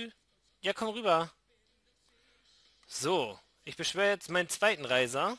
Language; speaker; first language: German; native; German